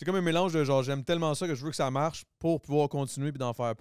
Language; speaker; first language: French; native; French